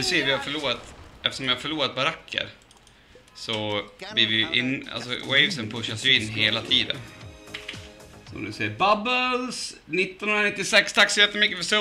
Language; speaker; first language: Swedish; native; Swedish